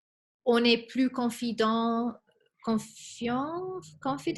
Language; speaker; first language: French; non-native, fluent; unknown